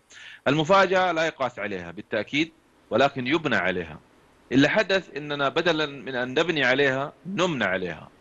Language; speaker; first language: Arabic; native; Arabic